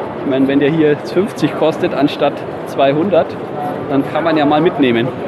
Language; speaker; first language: German; native; German